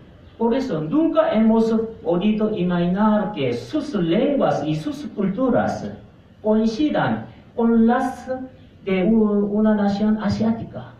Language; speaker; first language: Spanish; non-native, fluent; Korean